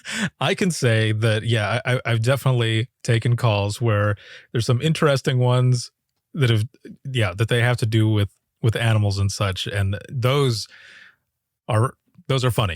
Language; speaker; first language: English; native; English